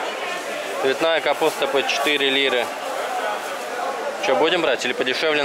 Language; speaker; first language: Russian; native; Russian